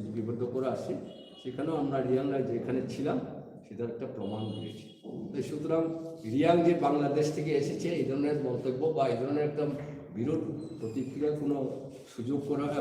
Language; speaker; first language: Bangla; non-native, local second language; Kok Borok